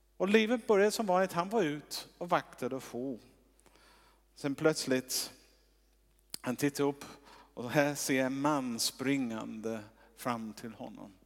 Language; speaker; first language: Swedish; non-native, fluent; English